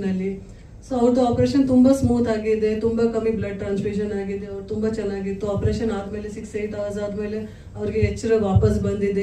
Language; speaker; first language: Kannada; non-native, fluent; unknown